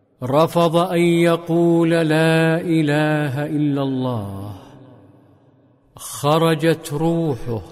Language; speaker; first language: Arabic; native; Arabic